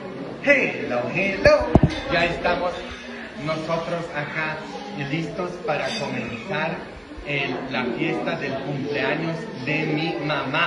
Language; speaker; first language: Spanish; non-native, fluent; Polish